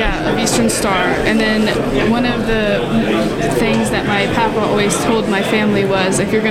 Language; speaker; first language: English; native; English